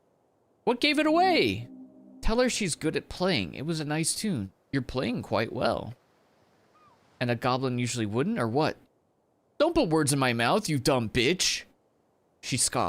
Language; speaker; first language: English; native; English